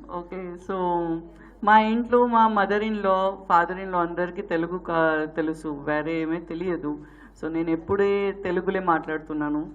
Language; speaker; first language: Telugu; non-native, learner; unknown